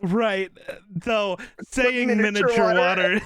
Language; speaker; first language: English; native; English